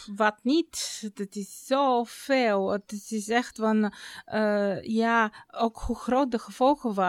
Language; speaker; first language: Dutch; non-native, fluent; Bulgarian